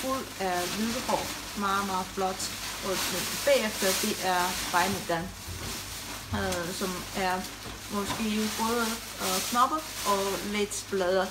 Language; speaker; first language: Danish; non-native, fluent; Chinese